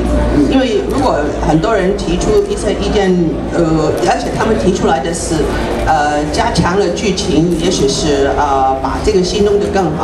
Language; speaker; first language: Chinese; non-native, local second language; Cantonese